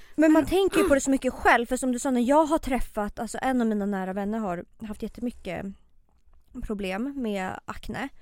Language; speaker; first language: Swedish; native; Swedish